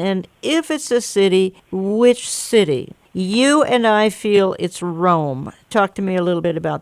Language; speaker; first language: English; native; English